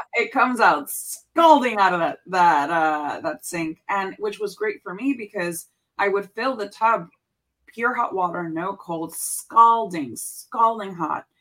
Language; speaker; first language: English; early bilingual, other home language; Spanish